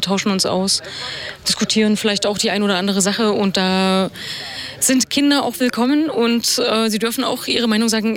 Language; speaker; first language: German; native; German